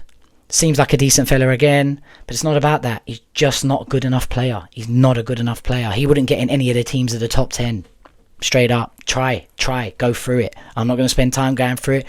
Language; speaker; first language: English; native; English